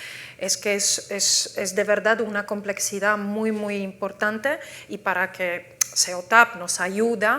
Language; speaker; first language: Spanish; non-native, fluent; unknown